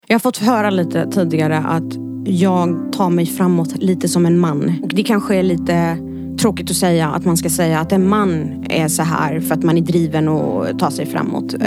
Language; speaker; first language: Swedish; early bilingual, other home language; Arabic